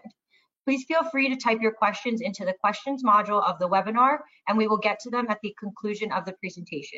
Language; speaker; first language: English; native; English